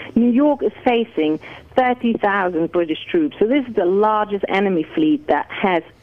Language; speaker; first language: English; non-native, fluent; German